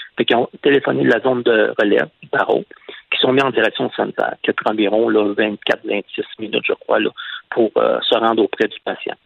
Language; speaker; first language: French; native; French